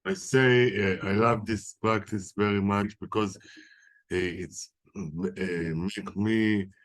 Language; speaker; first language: English; non-native, learner; Hebrew